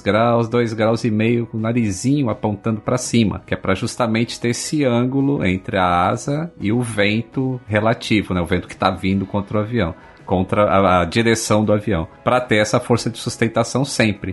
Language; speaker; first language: Portuguese; native; Portuguese